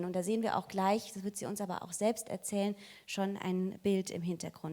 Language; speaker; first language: German; native; German